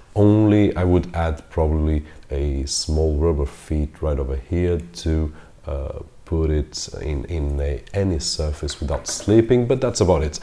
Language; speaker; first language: English; non-native, fluent; Portuguese